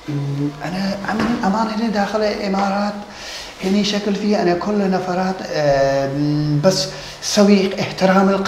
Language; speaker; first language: Arabic; non-native, learner; Persian